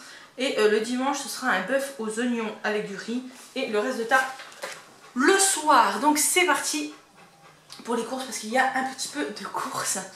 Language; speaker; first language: French; native; French